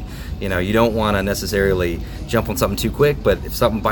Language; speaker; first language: English; native; English